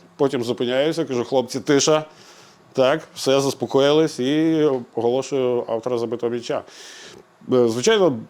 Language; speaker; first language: Ukrainian; native; Ukrainian